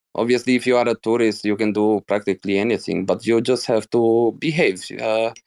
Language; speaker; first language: English; non-native, fluent; Arabic